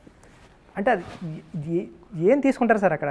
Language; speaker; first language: Telugu; native; Telugu